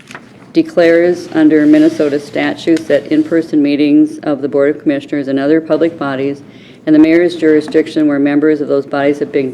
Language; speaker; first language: English; native; English